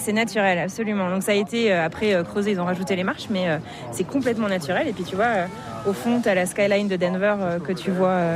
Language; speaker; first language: French; native; French